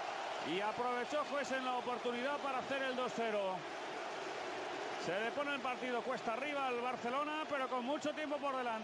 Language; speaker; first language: Spanish; native; Spanish